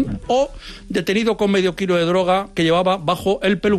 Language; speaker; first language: Spanish; native; Spanish